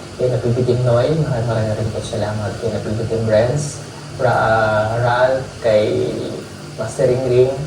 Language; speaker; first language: Filipino; native; Filipino